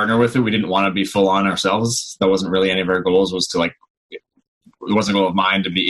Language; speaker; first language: English; native; English